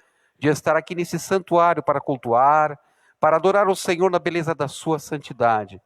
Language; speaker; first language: Portuguese; native; Portuguese